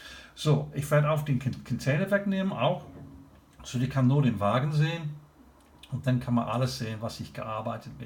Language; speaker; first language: German; non-native, learner; English